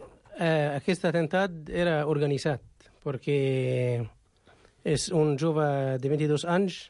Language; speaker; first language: Catalan; non-native, learner; Arabic